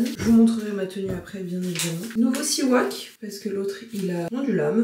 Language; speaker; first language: French; native; French